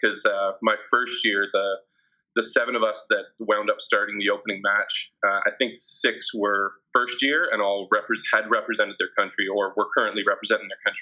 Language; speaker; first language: English; native; English